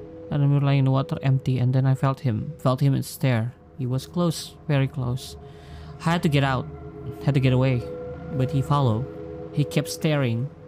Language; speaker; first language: English; non-native, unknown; Indonesian